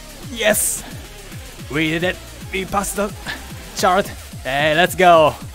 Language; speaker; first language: English; non-native, learner; Japanese